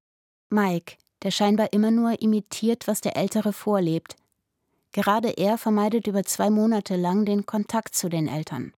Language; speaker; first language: German; native; German